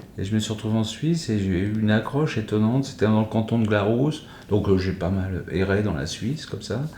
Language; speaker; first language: French; native; French